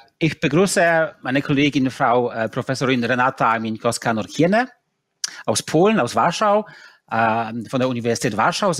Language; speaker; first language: German; non-native, fluent; Polish